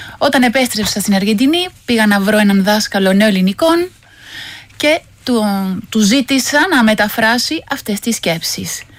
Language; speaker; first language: Greek; non-native, fluent; Spanish